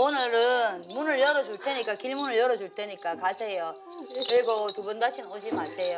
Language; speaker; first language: Korean; native; Korean